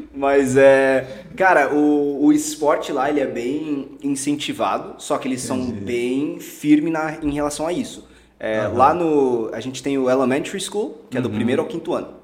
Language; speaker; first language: Portuguese; early bilingual, heritage; Portuguese